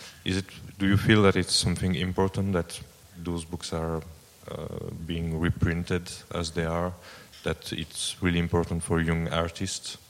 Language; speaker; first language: English; non-native, fluent; French